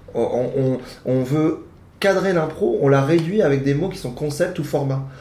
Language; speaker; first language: French; native; French